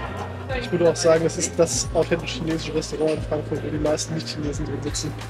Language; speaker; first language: German; native; German